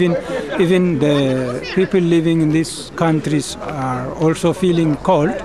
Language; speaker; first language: English; non-native, learner; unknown